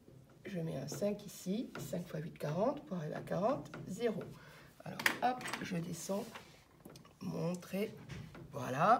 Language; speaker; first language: French; native; French